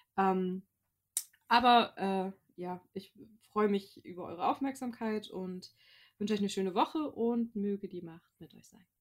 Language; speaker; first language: German; native; German